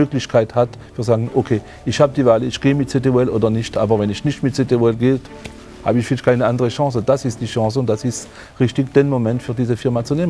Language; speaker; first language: German; non-native, fluent; French